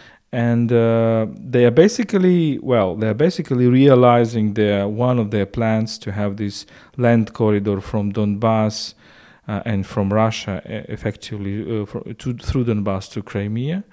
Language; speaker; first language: English; non-native, fluent; Ukrainian